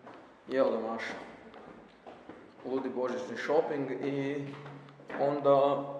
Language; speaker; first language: Croatian; native; Croatian